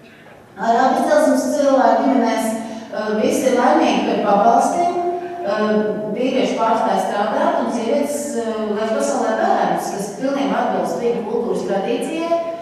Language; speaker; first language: Latvian; native; Latvian